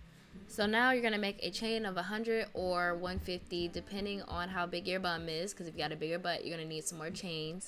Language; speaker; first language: English; native; English